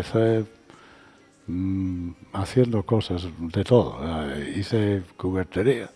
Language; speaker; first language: Spanish; non-native, fluent; English